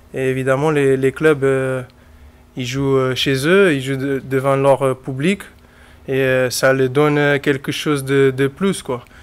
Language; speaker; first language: French; non-native, fluent; Portuguese